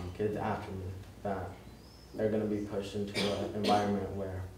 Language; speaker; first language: English; early bilingual, other home language; Spanish